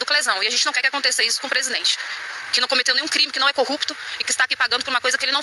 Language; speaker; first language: Portuguese; native; Portuguese